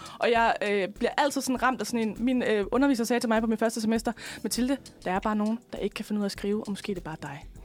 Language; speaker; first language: Danish; native; Danish